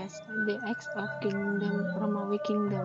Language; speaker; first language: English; non-native, learner; Indonesian